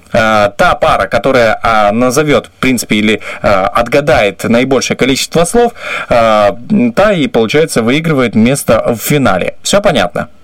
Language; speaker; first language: Russian; non-native, local second language; Romanian